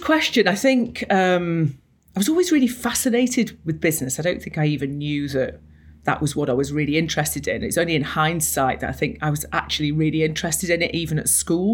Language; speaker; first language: English; native; English